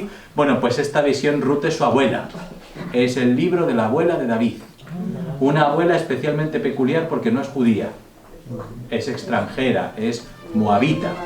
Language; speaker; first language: Spanish; native; Spanish